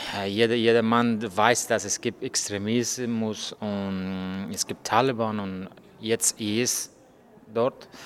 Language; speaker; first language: German; non-native, learner; Persian